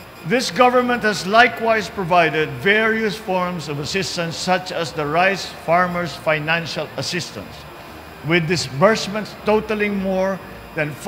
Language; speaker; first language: English; non-native, local second language; Filipino